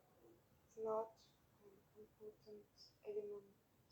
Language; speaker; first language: English; non-native, learner; French